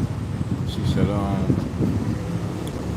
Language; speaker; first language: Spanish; non-native, learner; English